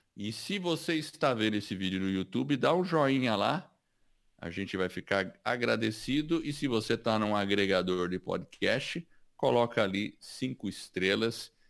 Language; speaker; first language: Portuguese; early bilingual, other home language; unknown